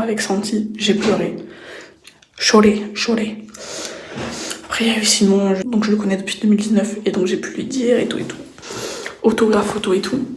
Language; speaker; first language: French; native; French